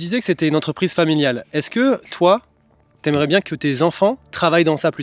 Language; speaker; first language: French; native; French